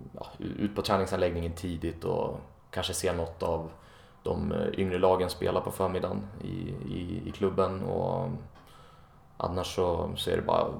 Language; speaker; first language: Swedish; native; Swedish